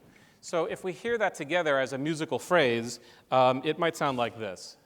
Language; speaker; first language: English; native; English